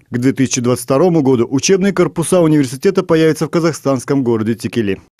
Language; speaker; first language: Russian; native; Russian